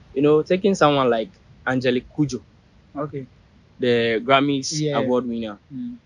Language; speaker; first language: English; non-native, local second language; Ewe